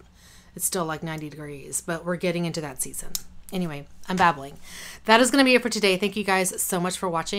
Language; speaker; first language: English; native; English